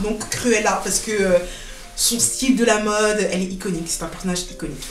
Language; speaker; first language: French; native; French